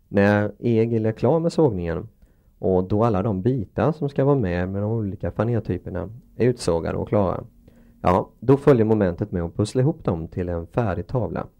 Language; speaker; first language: Swedish; native; Swedish